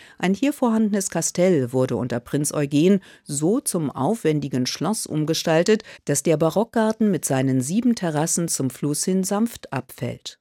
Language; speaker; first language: German; native; German